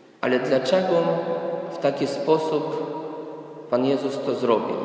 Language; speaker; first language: Polish; non-native, fluent; Ukrainian